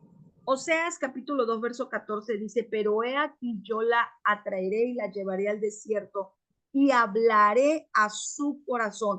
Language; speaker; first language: Spanish; native; Spanish